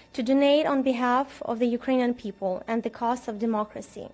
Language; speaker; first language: English; non-native, fluent; Ukrainian